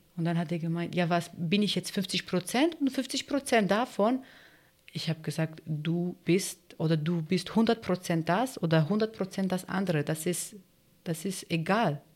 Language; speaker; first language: German; non-native, fluent; Kurdish